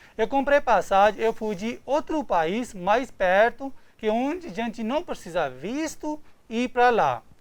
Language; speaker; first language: Portuguese; non-native, learner; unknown